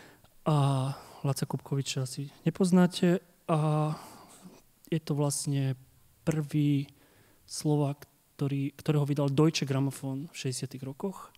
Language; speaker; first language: Slovak; native; Slovak